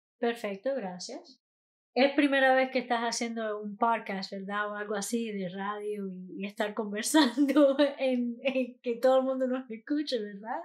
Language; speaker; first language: Spanish; early bilingual, heritage; Spanish